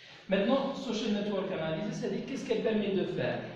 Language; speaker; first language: French; non-native, local second language; Arabic